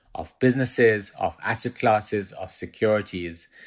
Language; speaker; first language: English; non-native, local second language; Urdu